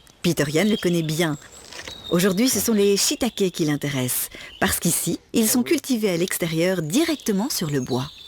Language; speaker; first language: French; native; French